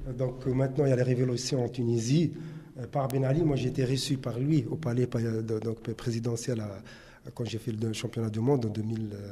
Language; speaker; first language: French; non-native, local second language; Arabic